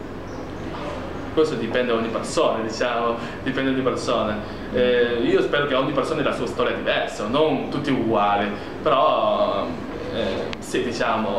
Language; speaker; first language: Italian; non-native, learner; Chinese